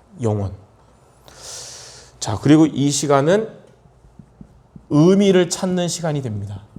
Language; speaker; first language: Korean; native; Korean